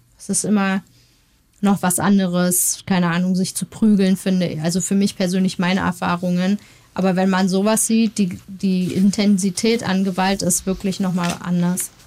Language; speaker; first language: German; early bilingual, other home language; Turkish